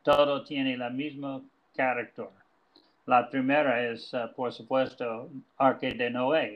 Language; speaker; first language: Spanish; non-native, learner; English